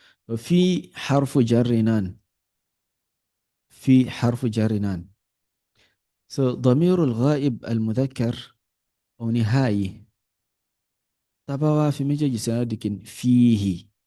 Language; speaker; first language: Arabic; non-native, fluent; Yoruba